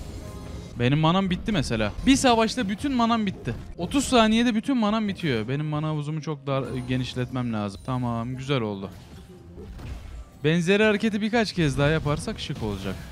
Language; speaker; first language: Turkish; native; Turkish